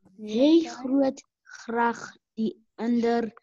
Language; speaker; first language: Afrikaans; non-native, local second language; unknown